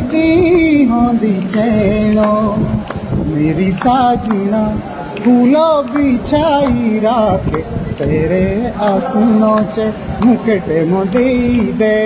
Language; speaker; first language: Hindi; non-native, local second language; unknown